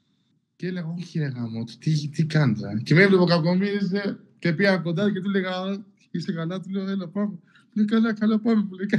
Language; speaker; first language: Greek; non-native, local second language; Albanian